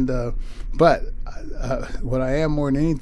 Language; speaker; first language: English; native; English